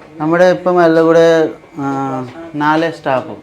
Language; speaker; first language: Malayalam; non-native, local second language; Bangla